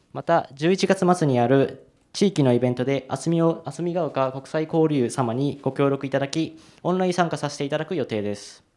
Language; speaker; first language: Japanese; native; Japanese